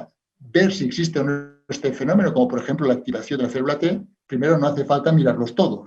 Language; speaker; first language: Spanish; native; Spanish